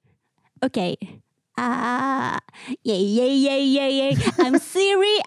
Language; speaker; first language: English; non-native, learner; Japanese